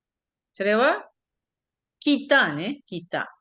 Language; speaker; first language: Japanese; non-native, fluent; Indonesian